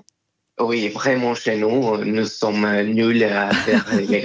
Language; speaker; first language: French; non-native, fluent; Spanish